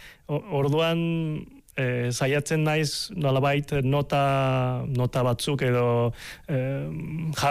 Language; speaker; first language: Basque; non-native, local second language; Spanish